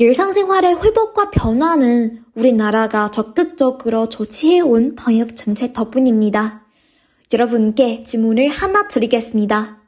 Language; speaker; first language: Korean; non-native, fluent; Chinese